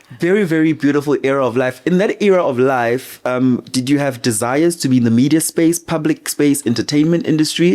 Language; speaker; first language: English; non-native, local second language; Zulu